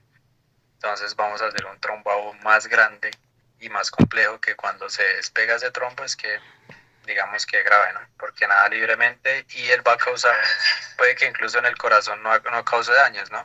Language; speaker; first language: Spanish; native; Spanish